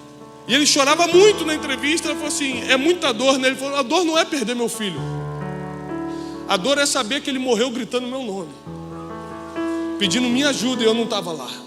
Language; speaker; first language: Portuguese; native; Portuguese